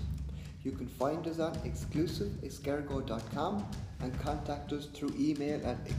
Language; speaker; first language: English; native; English